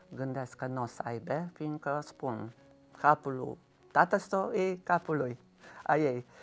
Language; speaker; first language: Romanian; non-native, local second language; Hungarian